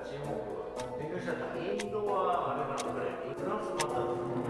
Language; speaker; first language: Japanese; native; Japanese